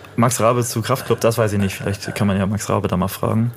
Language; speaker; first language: German; native; German